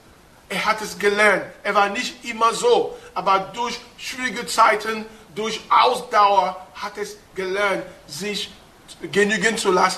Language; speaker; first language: German; non-native, fluent; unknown